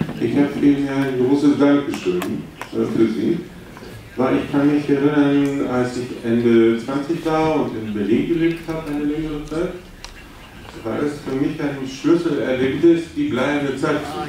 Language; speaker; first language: German; non-native, fluent; Bulgarian